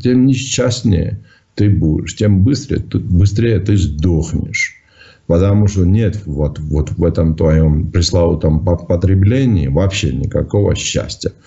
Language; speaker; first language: Russian; non-native, local second language; Georgian